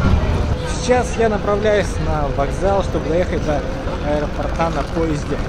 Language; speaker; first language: Russian; native; Russian